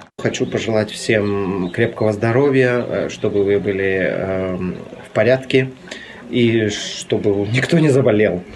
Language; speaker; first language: Russian; native; Russian